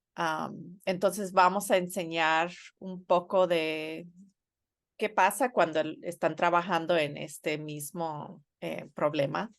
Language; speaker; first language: Spanish; non-native, fluent; English